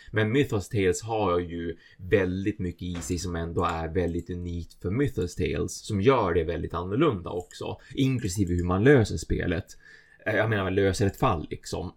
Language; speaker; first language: Swedish; native; Swedish